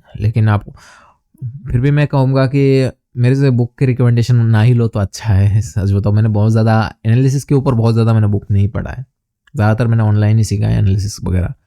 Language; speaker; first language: Hindi; non-native, local second language; Bangla